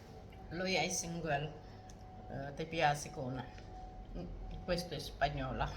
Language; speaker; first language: Italian; non-native, learner; Filipino